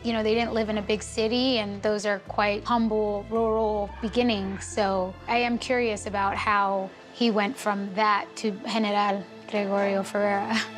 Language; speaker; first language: English; early bilingual, other home language; Spanish